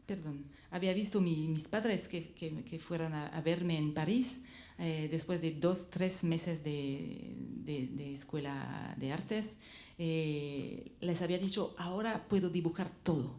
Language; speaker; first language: Spanish; non-native, learner; French